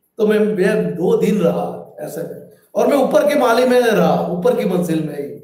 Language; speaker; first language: Hindi; non-native, local second language; Gujarati